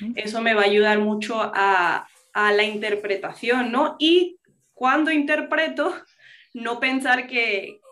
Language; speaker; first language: Spanish; non-native, local second language; English